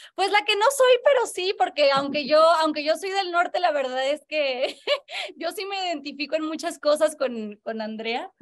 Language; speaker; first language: Spanish; native; Spanish